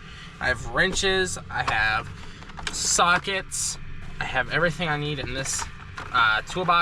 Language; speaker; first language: English; native; English